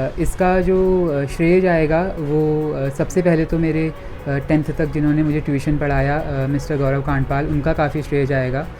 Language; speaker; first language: Hindi; native; Hindi